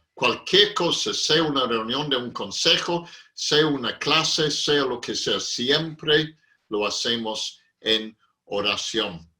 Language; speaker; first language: Spanish; non-native, fluent; English